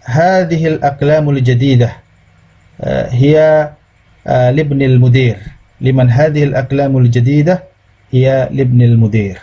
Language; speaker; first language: Arabic; non-native, fluent; Indonesian